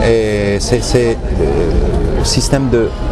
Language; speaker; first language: French; non-native, local second language; Arabic